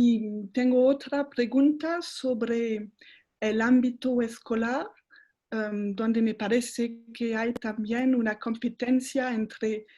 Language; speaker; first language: Spanish; non-native, fluent; French